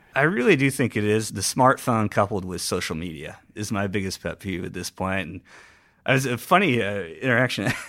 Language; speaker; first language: English; native; English